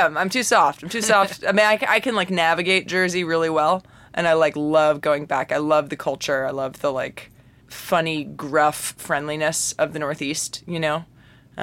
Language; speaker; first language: English; native; English